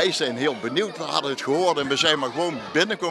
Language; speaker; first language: Dutch; native; Dutch